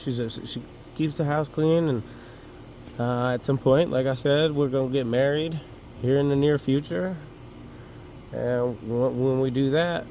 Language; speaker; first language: English; native; English